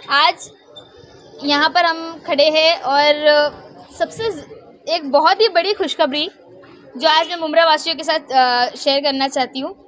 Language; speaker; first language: Hindi; native; Hindi